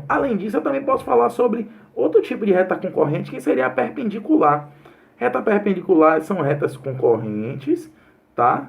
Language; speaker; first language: Portuguese; native; Portuguese